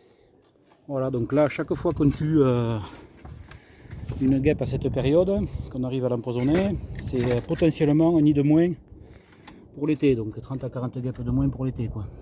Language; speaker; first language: French; native; French